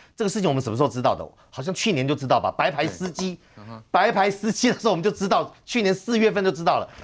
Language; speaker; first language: Chinese; native; Chinese